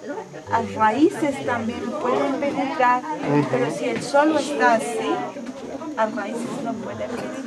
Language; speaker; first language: Portuguese; non-native, fluent; Spanish